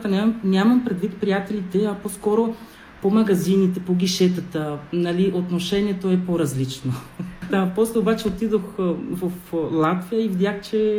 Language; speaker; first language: Bulgarian; non-native, fluent; Spanish